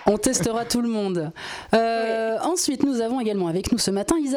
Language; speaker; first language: French; native; French